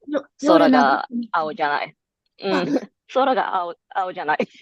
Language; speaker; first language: Japanese; non-native, learner; Swedish